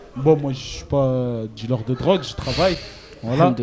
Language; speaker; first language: French; native; French